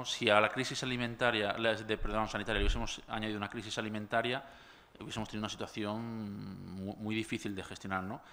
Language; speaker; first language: Spanish; native; Spanish